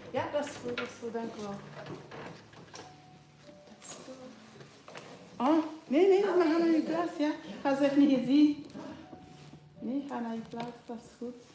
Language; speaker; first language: Dutch; non-native, learner; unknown